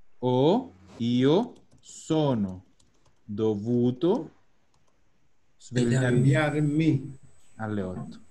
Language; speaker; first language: Italian; non-native, fluent; Spanish